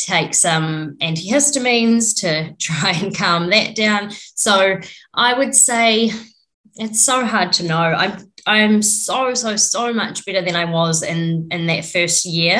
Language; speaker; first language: English; native; English